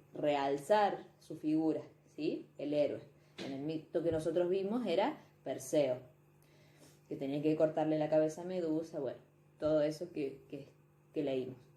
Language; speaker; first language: Spanish; native; Spanish